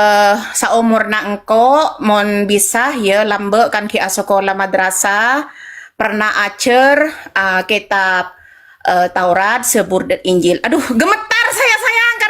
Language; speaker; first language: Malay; non-native, local second language; Madurese